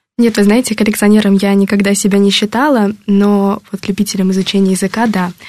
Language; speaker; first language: Russian; native; Russian